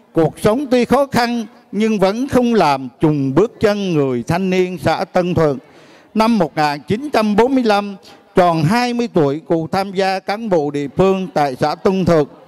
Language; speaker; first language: Vietnamese; native; Vietnamese